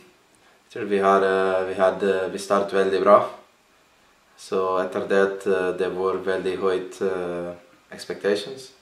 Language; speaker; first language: Norwegian; non-native, learner; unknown